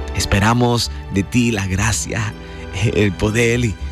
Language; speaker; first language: Spanish; early bilingual, heritage; Spanish